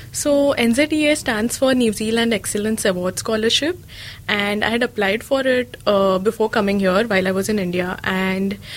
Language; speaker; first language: English; non-native, local second language; Marathi